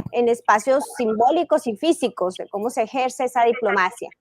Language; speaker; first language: Spanish; native; Spanish